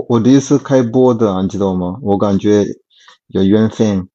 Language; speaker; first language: Chinese; non-native, learner; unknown